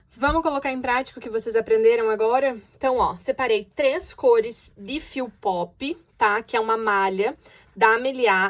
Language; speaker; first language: Portuguese; native; Portuguese